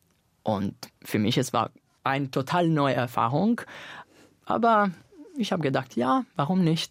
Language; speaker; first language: German; non-native, fluent; Italian